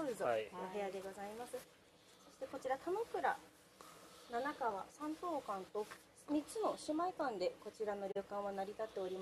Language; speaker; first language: Japanese; native; Japanese